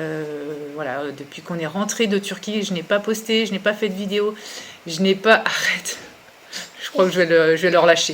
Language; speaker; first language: French; native; French